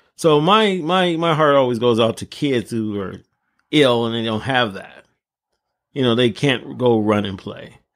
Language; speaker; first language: English; native; English